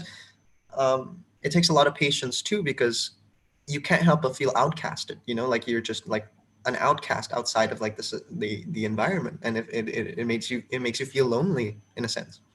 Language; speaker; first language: English; non-native, fluent; Indonesian